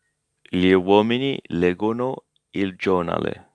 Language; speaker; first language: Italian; non-native, learner; English